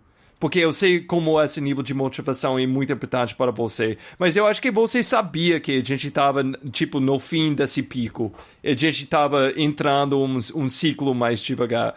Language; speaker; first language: Portuguese; non-native, fluent; English